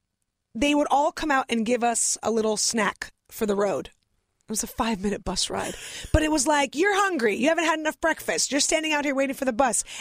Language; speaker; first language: English; early bilingual, other home language; Russian